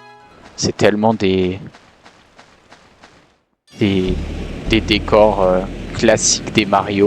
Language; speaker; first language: French; native; French